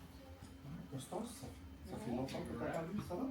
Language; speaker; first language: French; non-native, learner; English